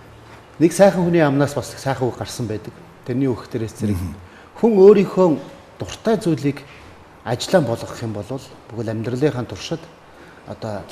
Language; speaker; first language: Mongolian; native; Mongolian